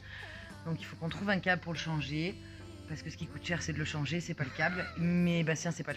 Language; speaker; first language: French; native; French